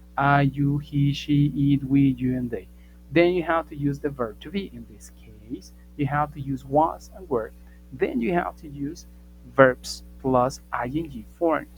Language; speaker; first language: English; non-native, fluent; Spanish